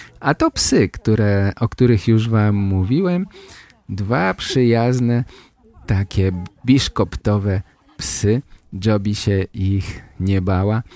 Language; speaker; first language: Polish; native; Polish